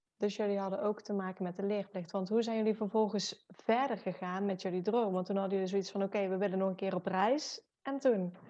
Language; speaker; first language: Dutch; native; Dutch